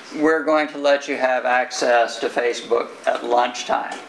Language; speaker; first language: English; native; English